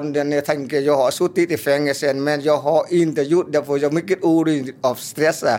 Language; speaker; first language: Swedish; non-native, learner; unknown